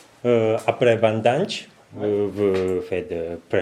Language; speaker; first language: French; non-native, learner; Japanese